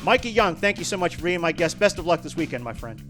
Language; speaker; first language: English; native; English